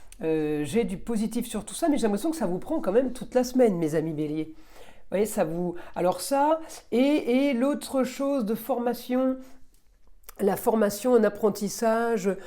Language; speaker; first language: French; native; French